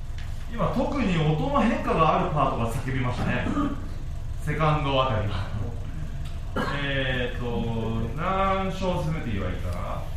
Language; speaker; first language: Japanese; native; Japanese